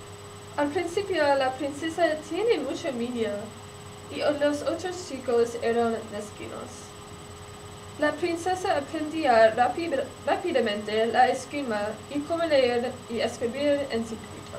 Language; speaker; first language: Spanish; non-native, learner; English